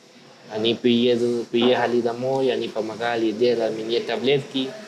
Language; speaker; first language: Russian; non-native, learner; Spanish